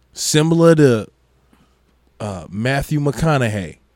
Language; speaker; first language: English; native; English